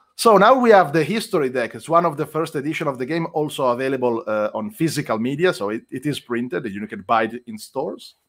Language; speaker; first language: English; non-native, fluent; Italian